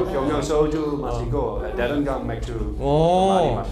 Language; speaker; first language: Korean; non-native, learner; Dutch